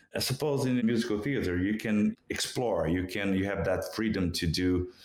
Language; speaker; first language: English; non-native, fluent; Portuguese